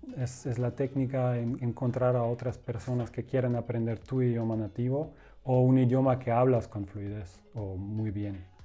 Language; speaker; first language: Spanish; non-native, fluent; German